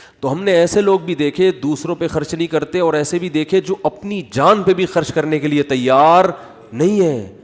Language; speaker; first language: Urdu; native; Urdu